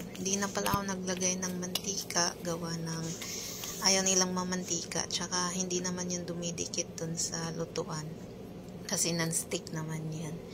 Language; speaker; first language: Filipino; non-native, local second language; Cebuano